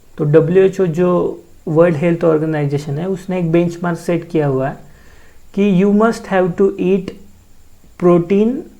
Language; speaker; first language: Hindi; non-native, local second language; Marathi